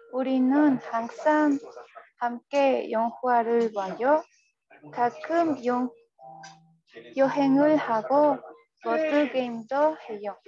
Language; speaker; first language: Korean; non-native, learner; Spanish